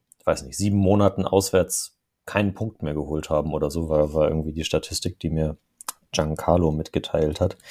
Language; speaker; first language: German; native; German